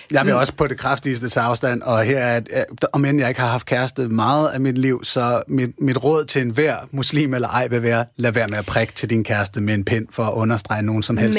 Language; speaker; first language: Danish; native; Danish